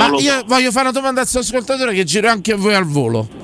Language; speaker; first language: Italian; native; Italian